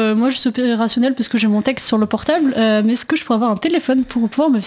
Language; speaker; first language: French; native; French